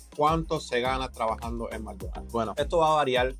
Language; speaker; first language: Spanish; native; Spanish